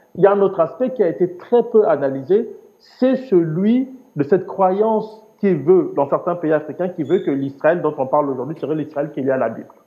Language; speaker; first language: French; native; French